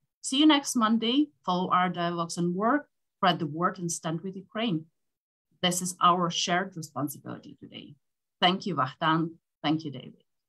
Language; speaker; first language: English; non-native, fluent; Ukrainian